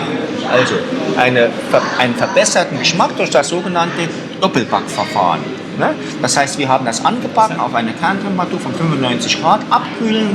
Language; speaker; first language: German; native; German